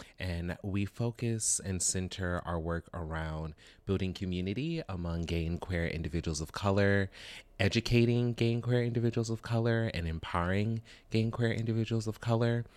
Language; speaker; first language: English; native; English